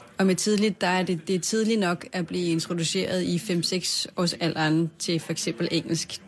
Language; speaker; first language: Danish; native; Danish